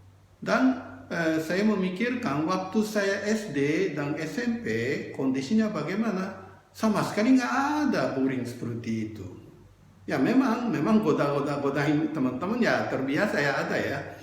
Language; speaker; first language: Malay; non-native, fluent; Japanese